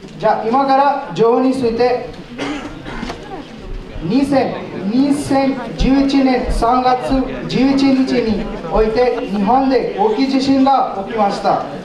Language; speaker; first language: Japanese; non-native, learner; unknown